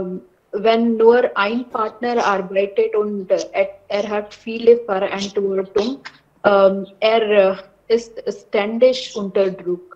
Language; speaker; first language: German; non-native, learner; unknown